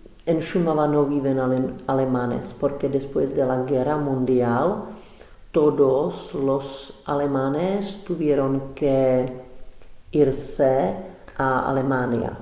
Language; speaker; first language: Spanish; non-native, fluent; Czech